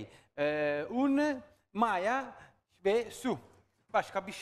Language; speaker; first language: Turkish; non-native, learner; Italian